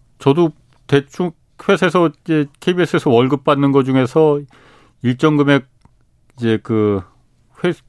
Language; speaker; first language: Korean; native; Korean